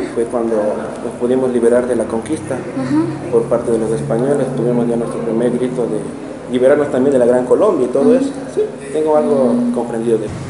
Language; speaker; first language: Spanish; native; Spanish